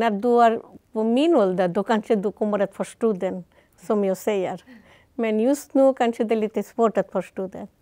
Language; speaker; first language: Swedish; non-native, fluent; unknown